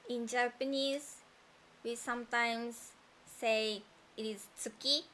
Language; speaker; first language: English; non-native, fluent; Japanese